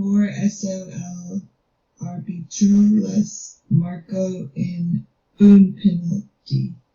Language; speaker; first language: Spanish; non-native, learner; English